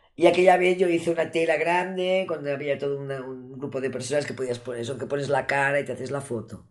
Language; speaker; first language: Spanish; non-native, local second language; Catalan